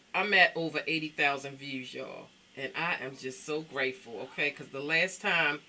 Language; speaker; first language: English; native; English